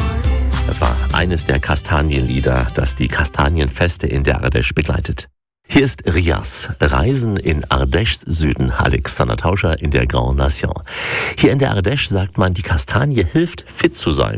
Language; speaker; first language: German; native; German